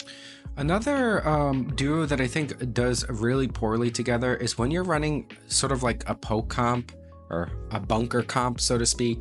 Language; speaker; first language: English; native; English